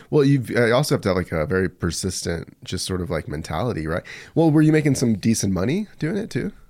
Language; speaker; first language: English; early bilingual, other home language; Spanish